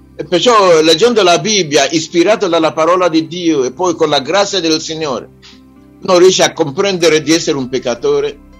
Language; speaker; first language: Italian; non-native, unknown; Igbo